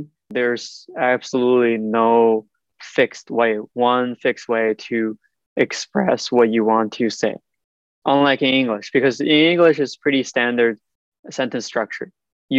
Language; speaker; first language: English; non-native, fluent; Chinese